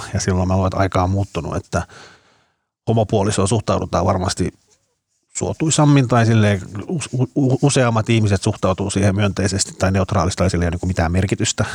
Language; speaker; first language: Finnish; early bilingual, other home language; Danish